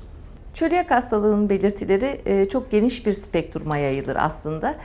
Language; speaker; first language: Turkish; native; Turkish